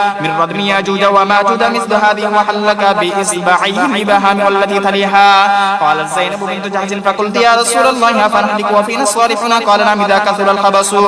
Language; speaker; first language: Arabic; non-native, fluent; Bangla